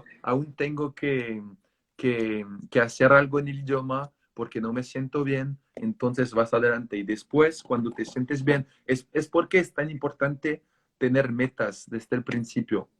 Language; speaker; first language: Spanish; non-native, fluent; French